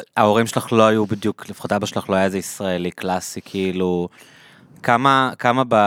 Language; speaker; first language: Hebrew; native; Hebrew